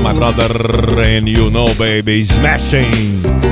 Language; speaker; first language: English; non-native, fluent; Portuguese